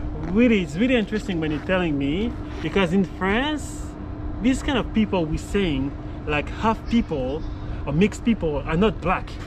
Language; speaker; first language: English; non-native, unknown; French